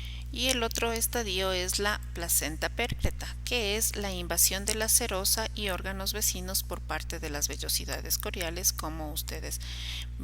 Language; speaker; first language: Spanish; native; Spanish